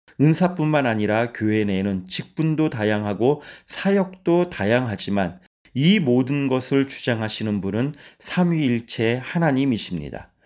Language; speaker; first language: Korean; native; Korean